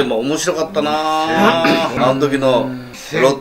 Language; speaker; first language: Japanese; native; Japanese